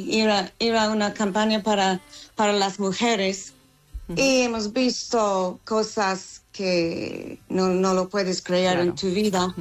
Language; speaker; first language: Spanish; non-native, fluent; English